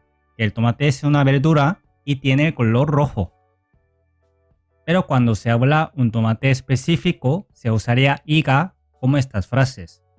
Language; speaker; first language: Spanish; non-native, fluent; Korean